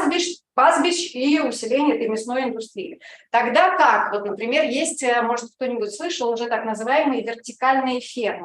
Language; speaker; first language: Russian; native; Russian